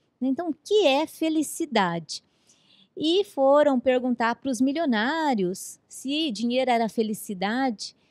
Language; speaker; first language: Portuguese; native; Portuguese